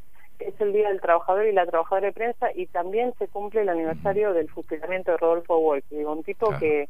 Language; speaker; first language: Spanish; native; Spanish